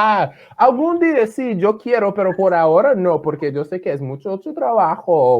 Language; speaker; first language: Spanish; non-native, fluent; English